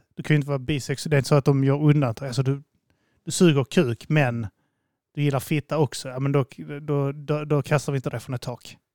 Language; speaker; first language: Swedish; native; Swedish